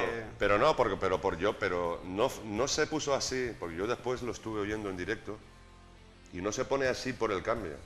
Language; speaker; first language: Spanish; native; Spanish